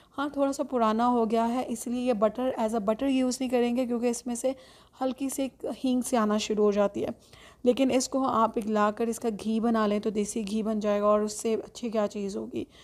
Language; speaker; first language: Urdu; native; Urdu